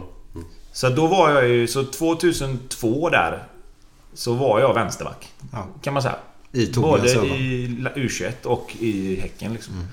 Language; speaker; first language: Swedish; native; Swedish